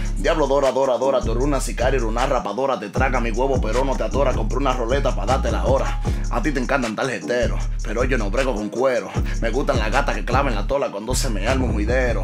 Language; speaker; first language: Spanish; early bilingual, heritage; Spanish